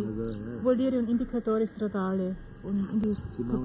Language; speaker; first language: Italian; non-native, learner; German